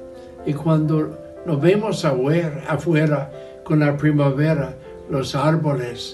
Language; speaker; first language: Spanish; non-native, learner; English